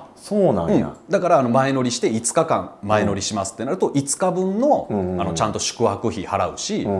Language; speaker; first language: Japanese; native; Japanese